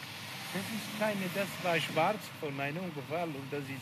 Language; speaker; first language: German; non-native, learner; Italian